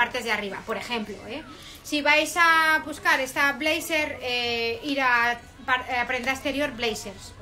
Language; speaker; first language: Spanish; native; Spanish